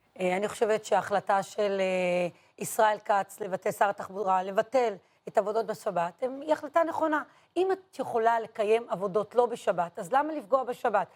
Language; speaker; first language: Hebrew; native; Hebrew